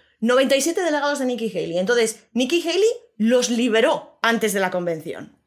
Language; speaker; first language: Spanish; native; Spanish